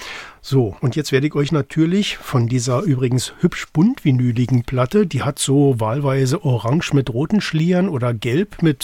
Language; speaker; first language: German; native; German